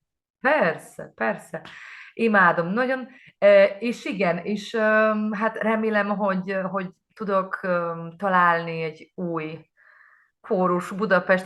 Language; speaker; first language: Hungarian; non-native, learner; Polish